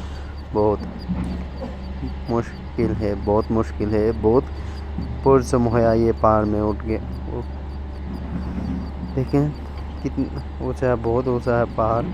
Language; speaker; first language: Hindi; non-native, learner; Bangla